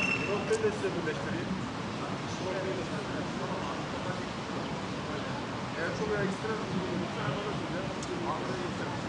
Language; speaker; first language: Turkish; native; Turkish